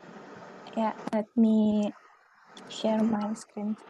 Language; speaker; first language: English; non-native, fluent; Indonesian